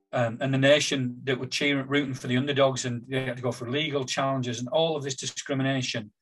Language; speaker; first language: English; native; English